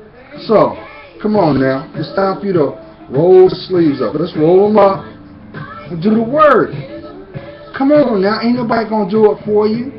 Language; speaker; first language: English; native; English